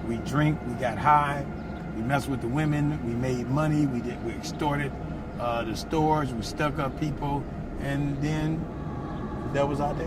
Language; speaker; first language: English; native; English